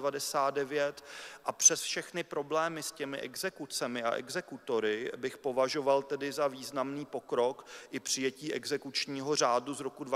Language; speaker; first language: Czech; native; Czech